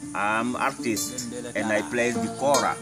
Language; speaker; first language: English; non-native, learner; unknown